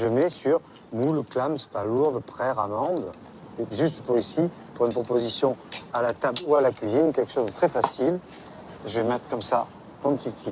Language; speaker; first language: French; native; French